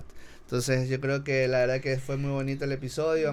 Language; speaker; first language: Spanish; native; Spanish